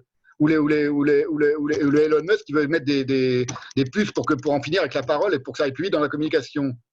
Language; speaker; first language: French; native; French